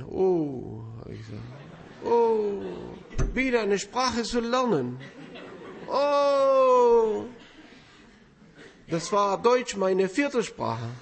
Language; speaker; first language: German; non-native, fluent; Spanish